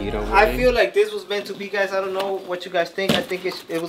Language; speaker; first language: English; early bilingual, other home language; Spanish